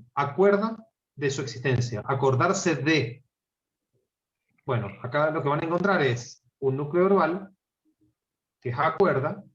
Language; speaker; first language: Spanish; native; Spanish